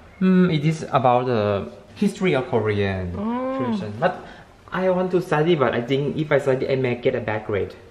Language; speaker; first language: English; non-native, learner; Thai